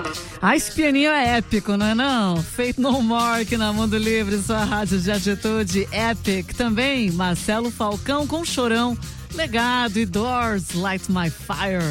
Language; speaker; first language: Portuguese; native; Portuguese